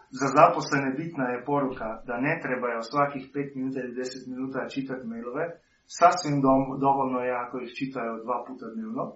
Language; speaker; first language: Croatian; early bilingual, heritage; Croatian